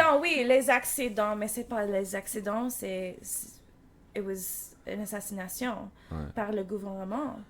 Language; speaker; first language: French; non-native, learner; English